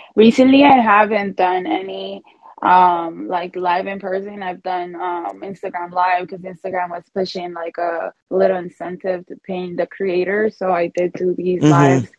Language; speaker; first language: English; early bilingual, other home language; Spanish